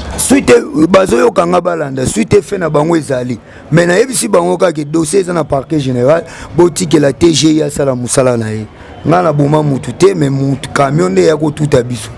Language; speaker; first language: Lingala; non-native, local second language; Kongo